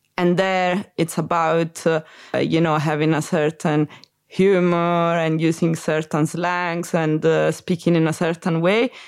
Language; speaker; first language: English; non-native, fluent; Italian